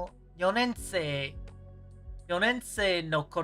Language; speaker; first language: Japanese; non-native, learner; English